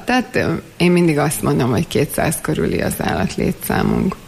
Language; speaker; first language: Hungarian; native; Hungarian